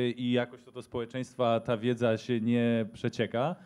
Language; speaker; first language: Polish; native; Polish